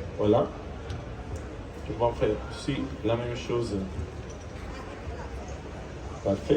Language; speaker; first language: French; non-native, learner; Italian